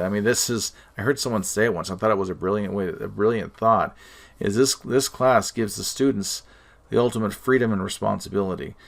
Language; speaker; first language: English; native; English